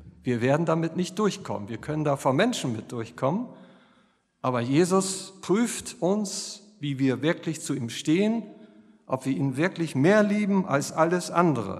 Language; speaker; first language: German; native; German